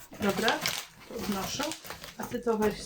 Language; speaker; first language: Polish; native; Polish